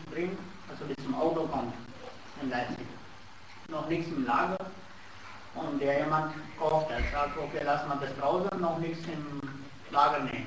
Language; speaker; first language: German; non-native, learner; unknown